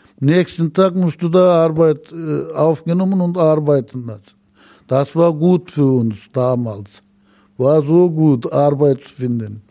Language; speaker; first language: German; non-native, learner; Turkish